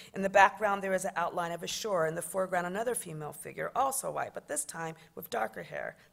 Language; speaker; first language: English; native; English